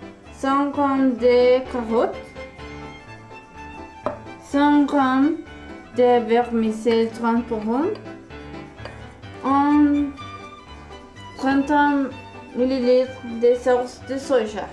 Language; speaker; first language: French; non-native, learner; Spanish